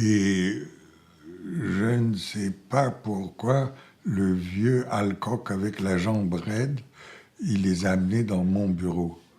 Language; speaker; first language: French; non-native, fluent; Bulgarian